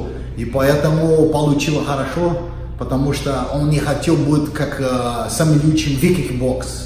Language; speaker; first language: Russian; non-native, learner; Portuguese